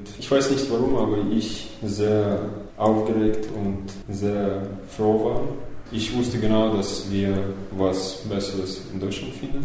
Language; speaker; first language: German; early bilingual, other home language; Russian